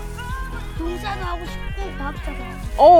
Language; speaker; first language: Korean; native; Korean